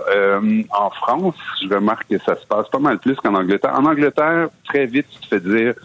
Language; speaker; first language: French; native; French